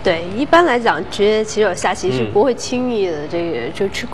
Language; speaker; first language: Chinese; native; Chinese